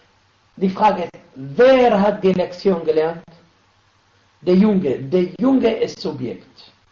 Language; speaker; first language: German; non-native, fluent; Arabic